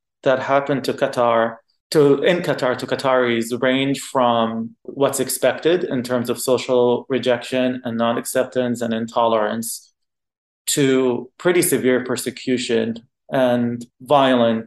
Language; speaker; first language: English; non-native, fluent; Arabic